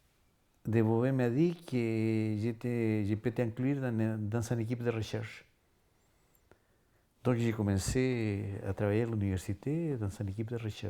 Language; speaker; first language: French; non-native, fluent; Spanish